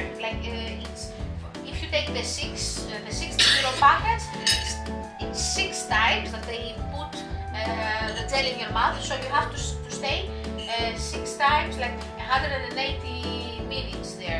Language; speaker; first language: English; non-native, learner; Indonesian